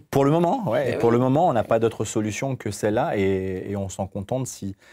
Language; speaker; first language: French; native; French